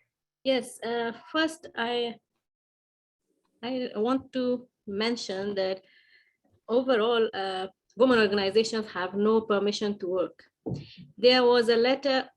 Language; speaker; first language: English; non-native, fluent; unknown